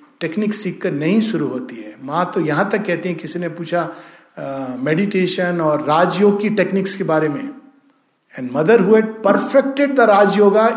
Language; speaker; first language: Hindi; native; Hindi